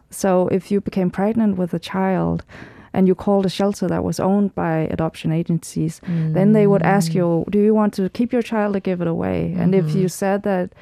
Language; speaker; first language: English; early bilingual, heritage; Danish